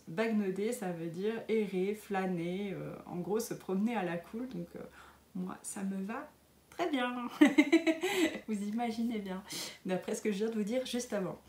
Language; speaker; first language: French; native; French